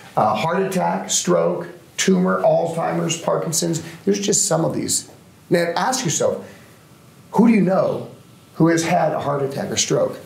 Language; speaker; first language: English; native; English